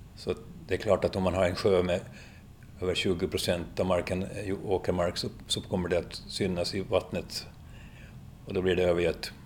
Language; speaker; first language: Swedish; native; Swedish